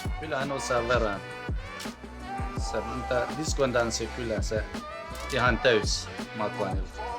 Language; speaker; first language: Finnish; non-native, learner; Kurdish